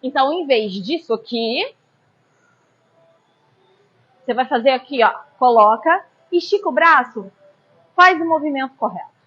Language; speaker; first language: Portuguese; native; Portuguese